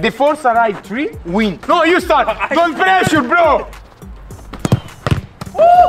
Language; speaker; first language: English; non-native, learner; Italian